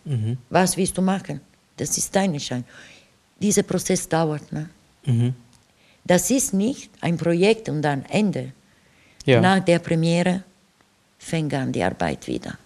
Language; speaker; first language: German; non-native, fluent; Italian